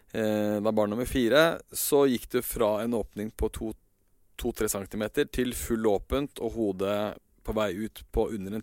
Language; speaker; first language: Norwegian; native; Norwegian